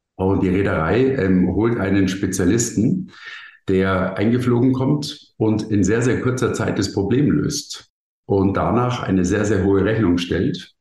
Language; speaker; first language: German; native; German